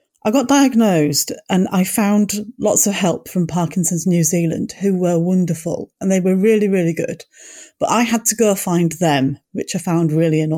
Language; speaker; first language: English; native; English